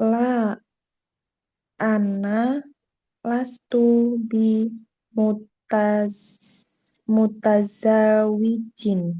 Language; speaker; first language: Arabic; non-native, learner; Indonesian